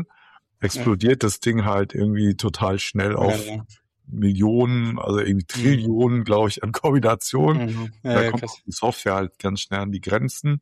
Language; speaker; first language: German; native; German